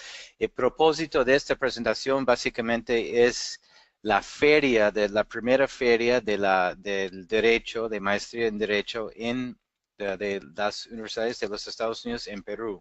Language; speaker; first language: Spanish; non-native, fluent; English